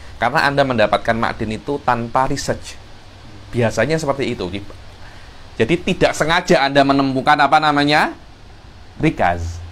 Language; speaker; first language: Indonesian; native; Indonesian